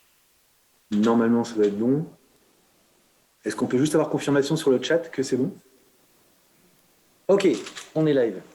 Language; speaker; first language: French; native; French